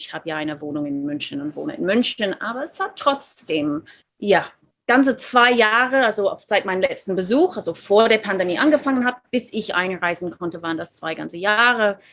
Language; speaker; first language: German; non-native, fluent; English